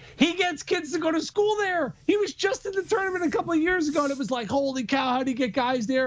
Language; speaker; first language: English; native; English